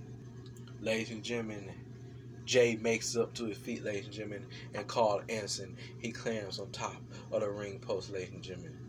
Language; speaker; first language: English; native; English